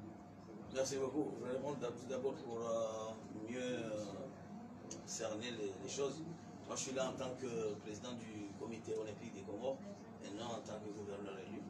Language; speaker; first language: French; non-native, local second language; Comorian